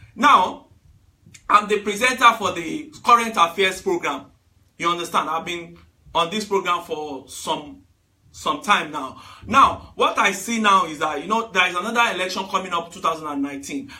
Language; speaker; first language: English; non-native, local second language; Yoruba